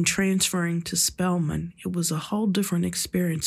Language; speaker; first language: English; native; English